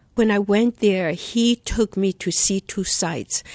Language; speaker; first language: English; non-native, fluent; Chinese